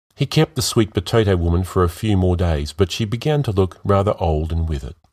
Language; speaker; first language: English; native; English